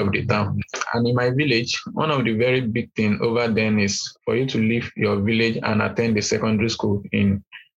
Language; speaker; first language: English; non-native, local second language; Yoruba